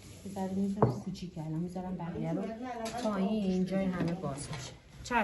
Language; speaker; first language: Persian; native; Persian